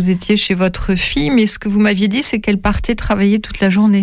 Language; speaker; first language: French; native; French